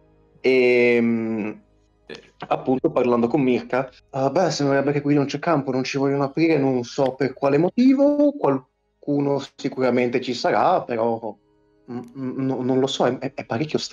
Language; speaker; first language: Italian; native; Italian